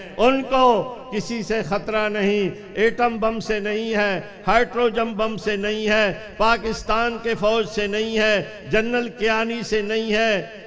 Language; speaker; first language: Urdu; non-native, local second language; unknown